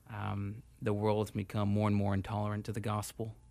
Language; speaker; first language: English; native; English